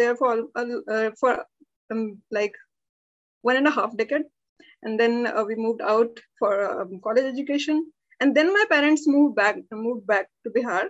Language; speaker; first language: English; early bilingual, other home language; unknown